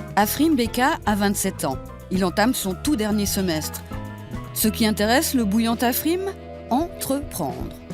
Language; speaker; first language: French; native; French